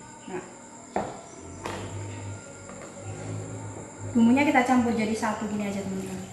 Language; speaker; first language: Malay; non-native, local second language; Javanese